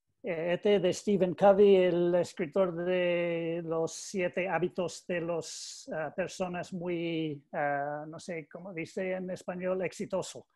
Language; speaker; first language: Spanish; non-native, learner; English